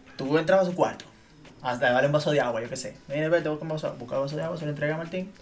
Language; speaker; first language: Spanish; native; Spanish